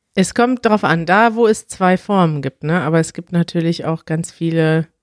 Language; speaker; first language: German; native; German